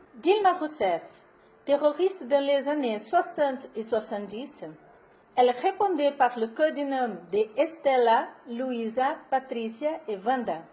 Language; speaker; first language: French; non-native, fluent; Portuguese